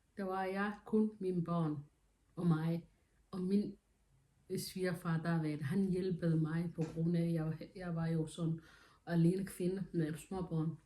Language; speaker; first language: Danish; non-native, fluent; Somali